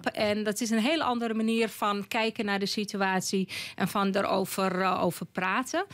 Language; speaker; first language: Dutch; native; Dutch